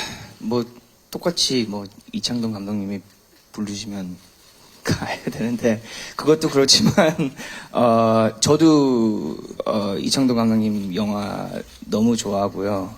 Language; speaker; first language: Korean; early bilingual, heritage; English